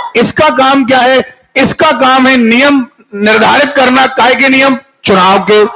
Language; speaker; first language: Hindi; native; Hindi